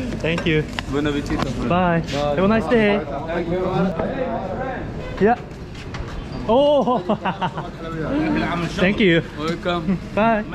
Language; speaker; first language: English; non-native, learner; Korean